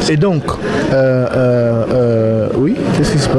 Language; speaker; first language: French; non-native, local second language; Lingala